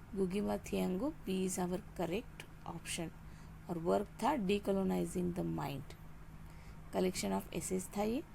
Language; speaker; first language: Hindi; non-native, local second language; Marathi